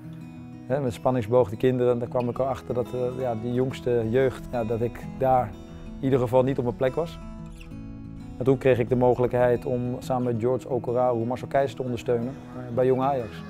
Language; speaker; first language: Dutch; native; Dutch